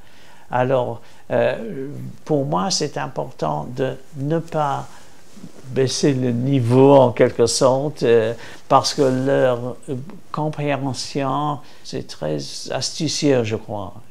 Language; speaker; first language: French; non-native, fluent; English